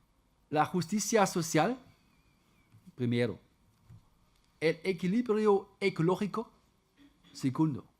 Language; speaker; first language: Spanish; non-native, fluent; German